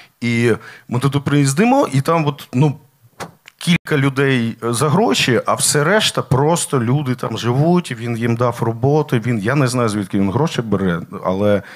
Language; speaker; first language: Ukrainian; non-native, local second language; Russian